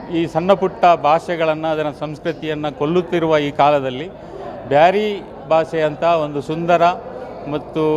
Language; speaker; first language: Kannada; non-native, local second language; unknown